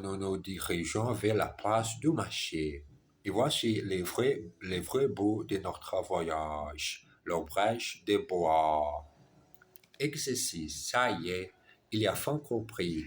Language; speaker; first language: French; non-native, learner; German